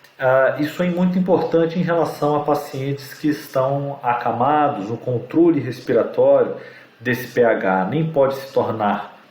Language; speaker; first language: Portuguese; native; Portuguese